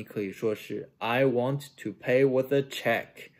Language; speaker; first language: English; non-native, fluent; Chinese